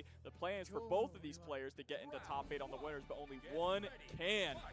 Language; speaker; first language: English; native; English